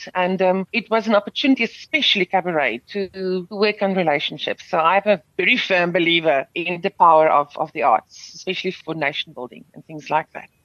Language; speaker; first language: English; non-native, local second language; Afrikaans